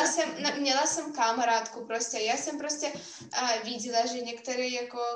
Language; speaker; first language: Czech; non-native, fluent; Russian